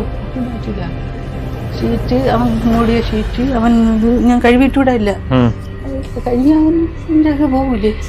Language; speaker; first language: Malayalam; native; Malayalam